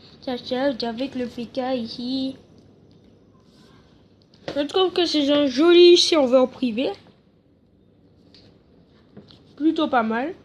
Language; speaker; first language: French; native; French